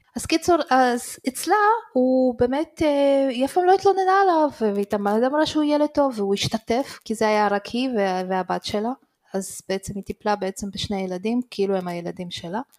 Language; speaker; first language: Hebrew; early bilingual, other home language; Russian